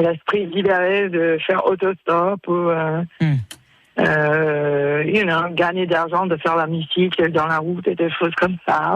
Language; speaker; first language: French; non-native, fluent; English